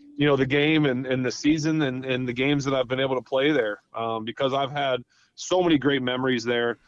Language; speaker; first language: English; native; English